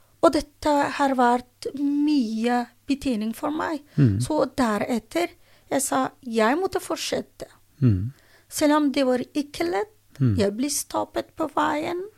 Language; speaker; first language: Norwegian; non-native, learner; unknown